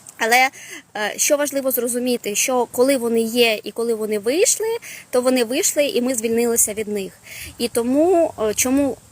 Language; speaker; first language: Ukrainian; non-native, local second language; Russian